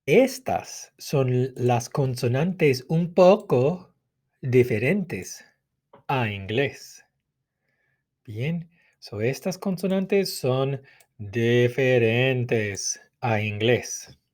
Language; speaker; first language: Spanish; non-native, fluent; English